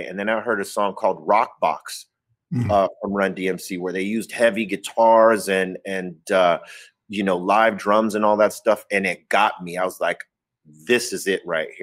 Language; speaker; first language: English; native; English